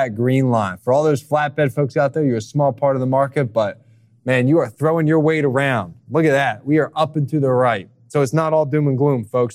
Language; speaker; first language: English; native; English